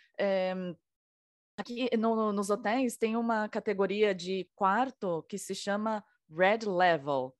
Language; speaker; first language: Portuguese; native; Portuguese